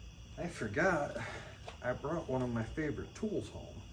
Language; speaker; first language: English; native; English